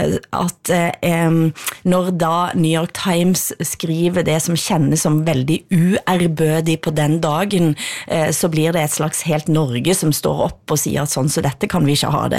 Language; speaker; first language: Norwegian; native; Norwegian